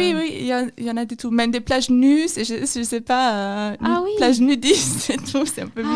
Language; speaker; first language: French; non-native, fluent; German